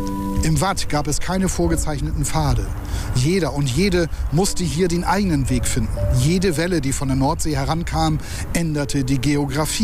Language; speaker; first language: German; native; German